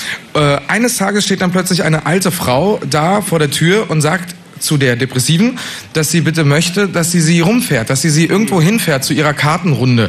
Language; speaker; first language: German; native; German